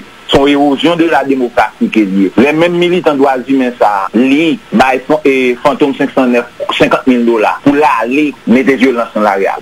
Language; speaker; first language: French; non-native, local second language; Haitian Creole